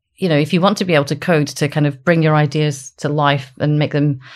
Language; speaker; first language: English; native; English